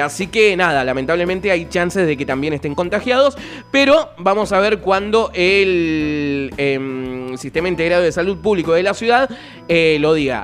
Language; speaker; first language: Spanish; native; Spanish